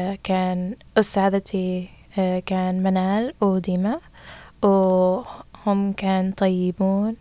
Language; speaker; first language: Arabic; non-native, learner; English